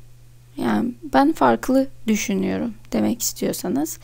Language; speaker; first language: Turkish; non-native, fluent; Russian